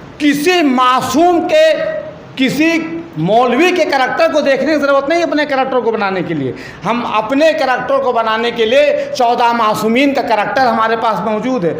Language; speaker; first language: Urdu; native; Urdu